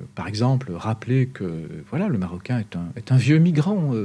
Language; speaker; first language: French; non-native, local second language; Arabic